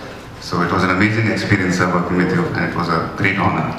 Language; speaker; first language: Tamil; non-native, local second language; Telugu